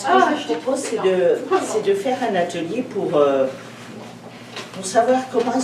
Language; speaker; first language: French; native; French